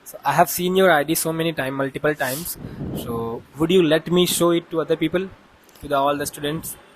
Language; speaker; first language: English; non-native, fluent; Hindi